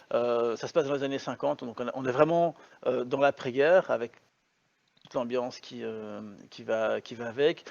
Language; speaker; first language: French; native; French